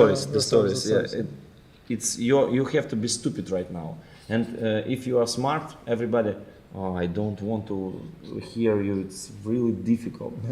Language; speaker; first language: English; non-native, fluent; Ukrainian